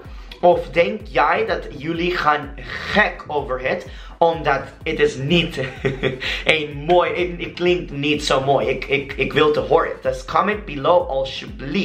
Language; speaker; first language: Dutch; non-native, learner; Spanish